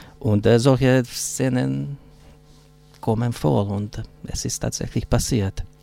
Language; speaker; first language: German; non-native, fluent; Hungarian